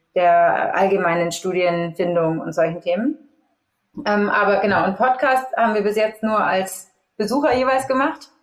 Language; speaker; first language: German; native; German